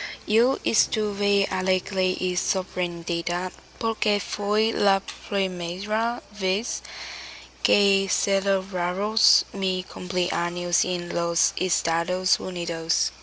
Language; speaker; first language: Spanish; non-native, learner; Chinese